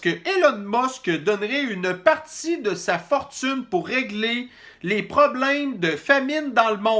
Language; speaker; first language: French; native; French